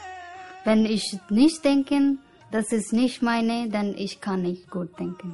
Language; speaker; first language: German; non-native, learner; Punjabi